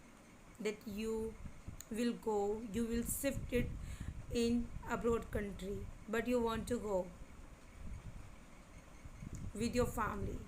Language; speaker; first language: English; non-native, local second language; Hindi